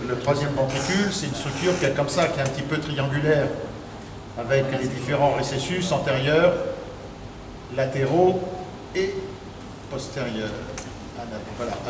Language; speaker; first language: French; native; French